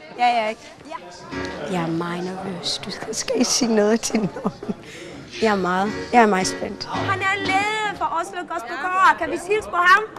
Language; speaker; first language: Danish; non-native, fluent; Swahili